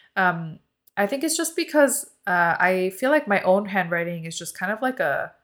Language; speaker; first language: English; early bilingual, other home language; Korean